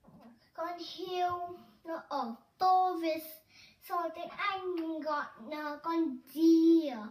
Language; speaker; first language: Vietnamese; early bilingual, heritage; Vietnamese